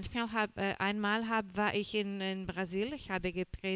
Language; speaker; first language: German; non-native, learner; Portuguese